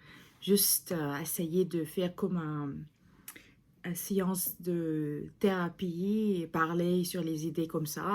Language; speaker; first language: French; non-native, fluent; English